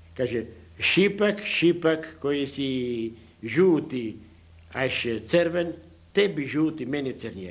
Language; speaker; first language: Bosnian; early bilingual, heritage; Bosnian